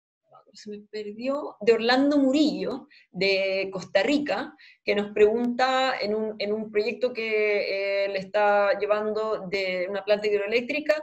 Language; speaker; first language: Spanish; native; Spanish